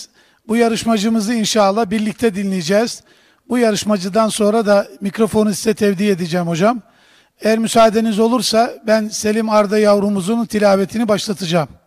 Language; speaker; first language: Turkish; native; Turkish